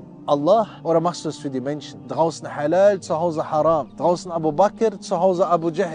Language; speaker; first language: German; early bilingual, other home language; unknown